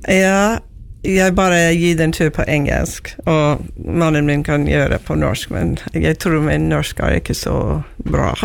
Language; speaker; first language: Norwegian; non-native, learner; English